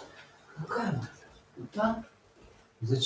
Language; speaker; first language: Russian; native; Russian